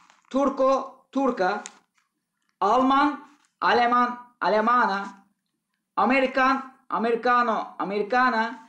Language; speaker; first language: Spanish; non-native, learner; Turkish